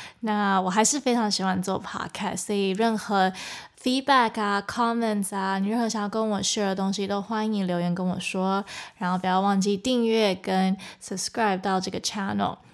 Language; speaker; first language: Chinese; native; Chinese